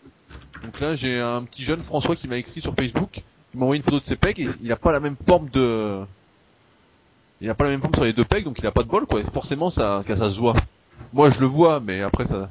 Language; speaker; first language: French; native; French